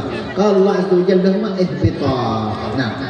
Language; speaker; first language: Arabic; native; Arabic